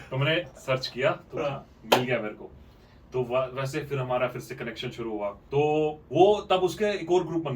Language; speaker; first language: Hindi; native; Hindi